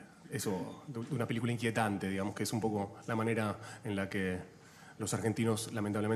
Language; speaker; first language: Spanish; native; Spanish